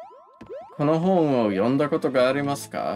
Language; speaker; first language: Japanese; non-native, learner; English